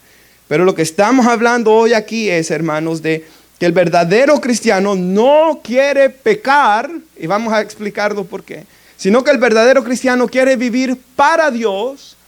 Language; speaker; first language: Spanish; native; Spanish